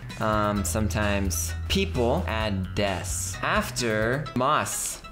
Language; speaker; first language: English; native; English